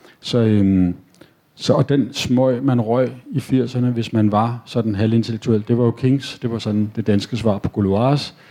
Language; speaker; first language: Danish; native; Danish